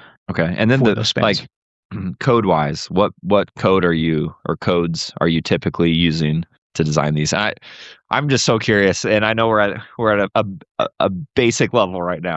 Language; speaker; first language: English; native; English